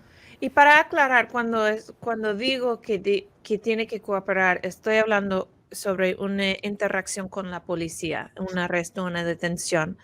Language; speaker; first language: Spanish; non-native, fluent; English